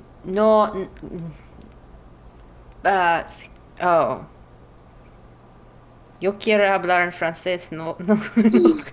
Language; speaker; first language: Spanish; non-native, learner; English